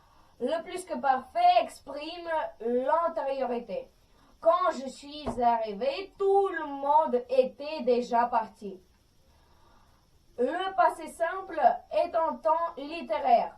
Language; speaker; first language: French; non-native, fluent; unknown